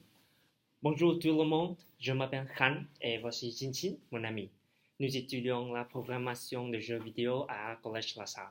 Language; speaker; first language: French; non-native, learner; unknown